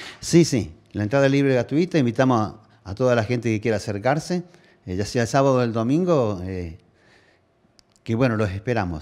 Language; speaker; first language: Spanish; native; Spanish